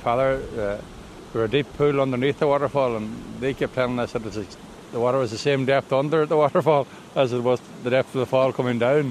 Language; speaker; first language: English; native; English